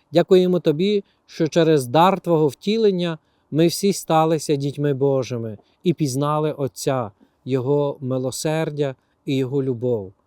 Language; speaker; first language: Ukrainian; native; Ukrainian